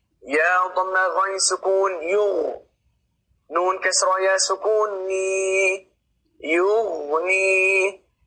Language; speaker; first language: Arabic; non-native, fluent; Oromo